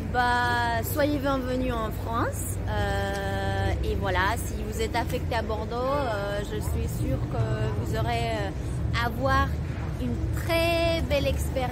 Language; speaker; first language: French; non-native, fluent; Spanish